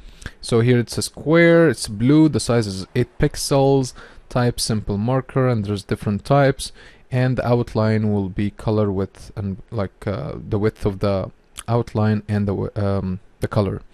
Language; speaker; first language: English; non-native, fluent; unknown